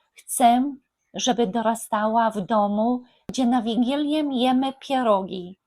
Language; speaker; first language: Polish; native; Polish